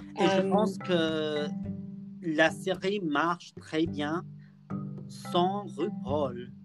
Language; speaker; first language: French; non-native, learner; English